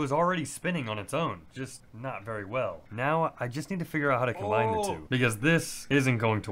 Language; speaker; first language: English; native; English